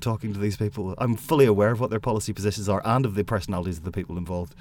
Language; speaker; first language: English; native; English